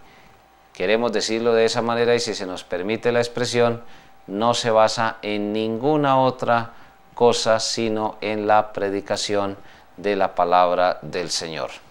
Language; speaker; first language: Spanish; native; Spanish